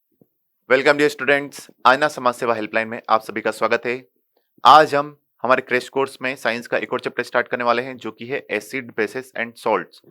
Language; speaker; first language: Hindi; native; Hindi